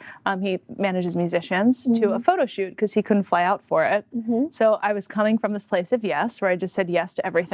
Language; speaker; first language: English; native; English